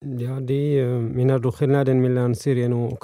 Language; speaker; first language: Swedish; non-native, fluent; Arabic